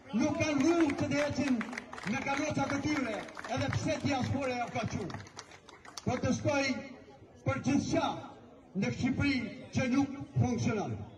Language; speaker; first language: Albanian; native; Albanian